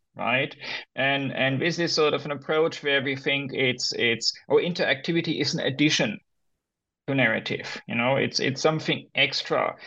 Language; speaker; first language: English; non-native, fluent; German